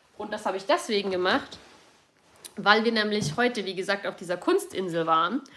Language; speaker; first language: German; native; German